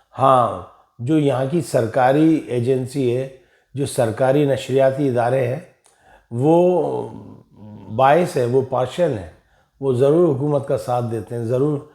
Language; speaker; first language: Urdu; native; Urdu